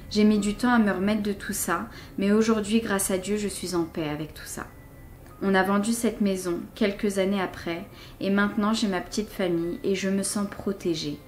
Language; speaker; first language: French; native; French